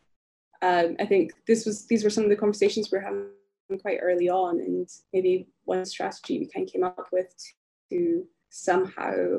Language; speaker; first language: English; native; English